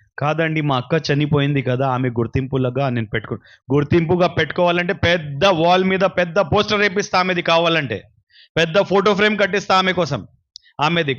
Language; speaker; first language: Telugu; non-native, local second language; Urdu